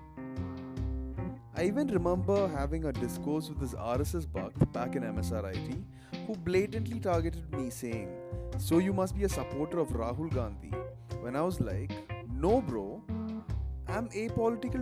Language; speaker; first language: English; non-native, local second language; Malayalam